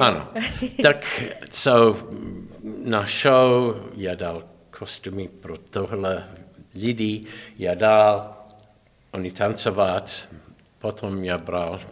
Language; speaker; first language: Czech; non-native, learner; English